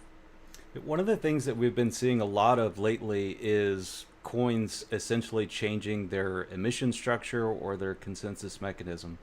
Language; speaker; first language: English; native; English